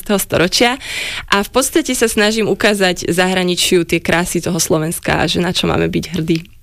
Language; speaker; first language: Slovak; native; Slovak